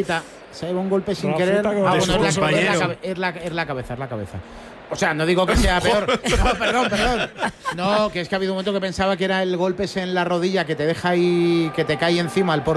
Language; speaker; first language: Spanish; native; Spanish